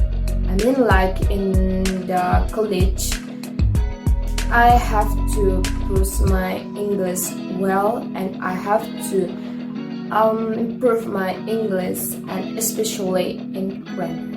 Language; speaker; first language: English; non-native, fluent; Indonesian